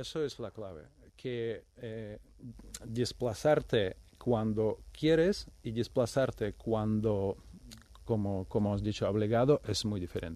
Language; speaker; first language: Spanish; non-native, fluent; Ukrainian